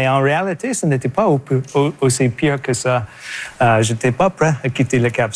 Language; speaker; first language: French; non-native, local second language; English